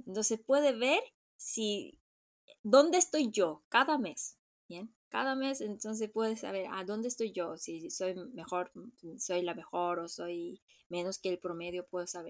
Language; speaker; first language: Spanish; non-native, fluent; Korean